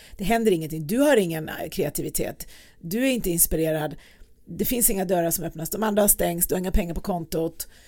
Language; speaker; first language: Swedish; early bilingual, other home language; Persian